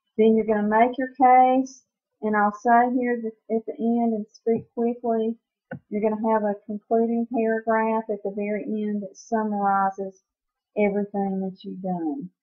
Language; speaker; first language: English; native; English